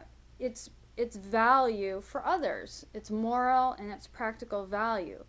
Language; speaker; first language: English; native; English